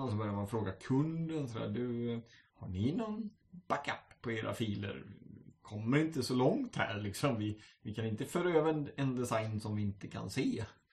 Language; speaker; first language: Swedish; native; Swedish